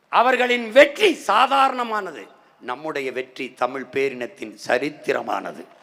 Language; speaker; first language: Tamil; native; Tamil